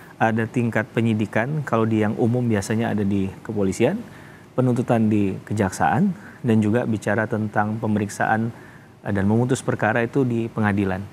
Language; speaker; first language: Indonesian; native; Indonesian